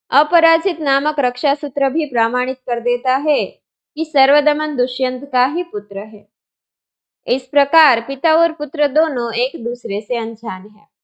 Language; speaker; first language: Hindi; non-native, local second language; Gujarati